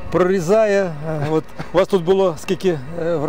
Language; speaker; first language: Ukrainian; native; Ukrainian